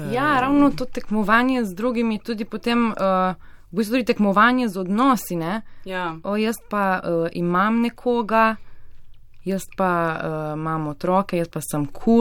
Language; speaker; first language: Slovenian; native; Slovenian